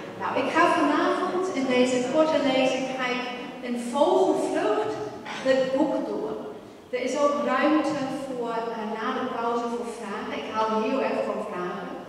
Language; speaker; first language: Dutch; non-native, fluent; English